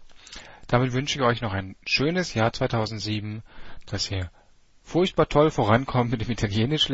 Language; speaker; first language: German; native; German